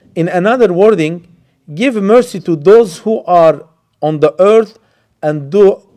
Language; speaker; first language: English; non-native, fluent; Turkish